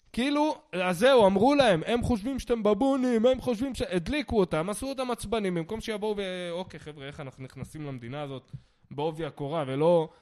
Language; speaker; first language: Hebrew; native; Hebrew